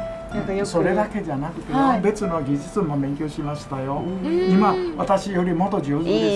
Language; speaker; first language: Japanese; non-native, learner; Chinese